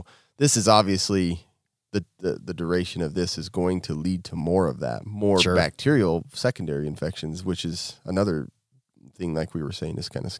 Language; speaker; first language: English; native; English